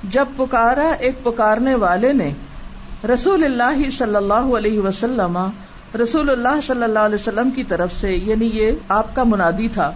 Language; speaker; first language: Urdu; native; Urdu